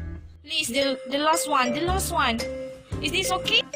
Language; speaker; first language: English; non-native, learner; Malay